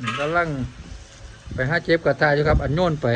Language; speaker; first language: Thai; non-native, local second language; Northeastern Thai